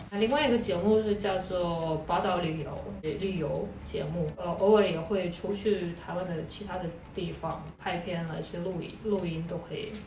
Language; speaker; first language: Chinese; non-native, fluent; Tuvinian